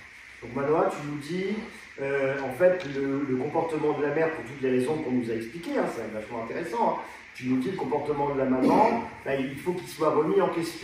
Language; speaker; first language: French; native; French